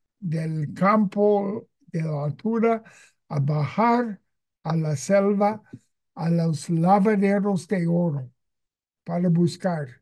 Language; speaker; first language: Spanish; non-native, fluent; English